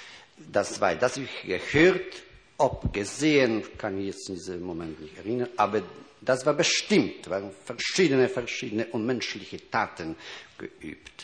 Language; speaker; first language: German; non-native, fluent; Polish